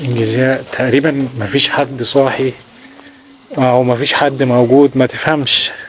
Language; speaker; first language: Arabic; native; Arabic